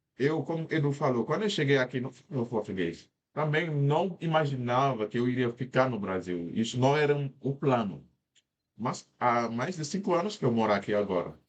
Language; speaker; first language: Portuguese; non-native, fluent; Wolof